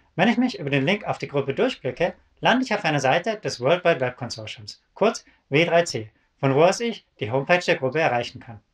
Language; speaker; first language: German; native; German